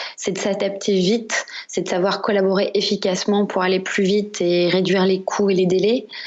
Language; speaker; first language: French; non-native, local second language; Arabic